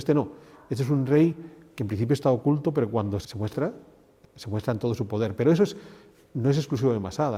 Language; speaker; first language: Spanish; native; Spanish